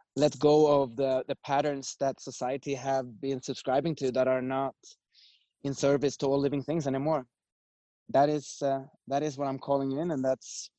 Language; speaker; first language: English; non-native, fluent; Swedish